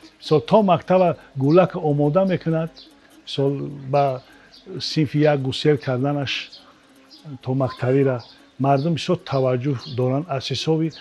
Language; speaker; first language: Tajik; native; Tajik